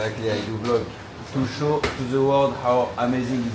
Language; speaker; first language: English; non-native, learner; French